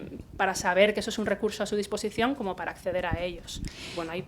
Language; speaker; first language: Spanish; native; Spanish